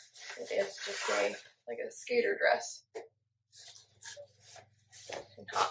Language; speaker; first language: English; native; English